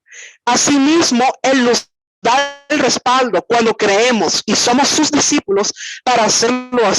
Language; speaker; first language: Spanish; native; Spanish